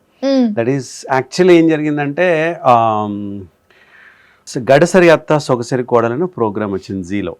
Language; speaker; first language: Telugu; native; Telugu